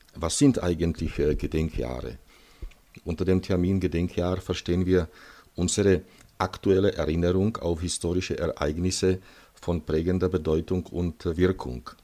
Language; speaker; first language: German; non-native, fluent; Czech